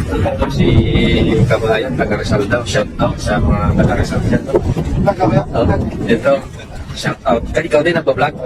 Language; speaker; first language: Filipino; non-native, local second language; Pampanga